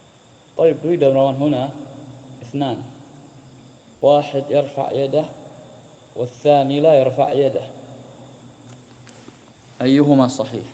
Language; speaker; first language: Arabic; non-native, fluent; Indonesian